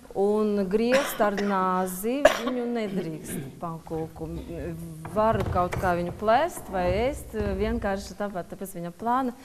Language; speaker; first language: Latvian; non-native, local second language; Russian